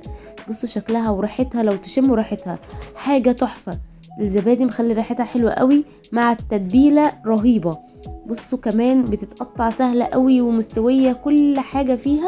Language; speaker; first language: Arabic; native; Arabic